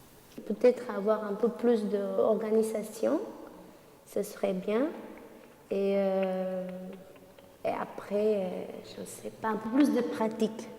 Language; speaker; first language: French; non-native, fluent; Spanish